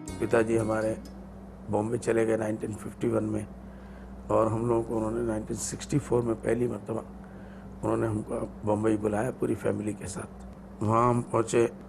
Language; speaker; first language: Hindi; non-native, local second language; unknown